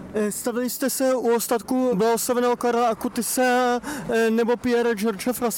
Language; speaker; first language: Czech; native; Czech